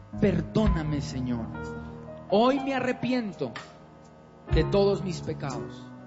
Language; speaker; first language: Spanish; native; Spanish